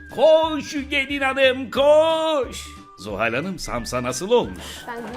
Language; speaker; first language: Turkish; native; Turkish